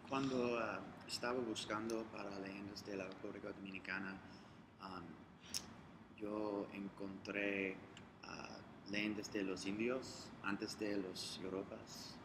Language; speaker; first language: Spanish; non-native, learner; English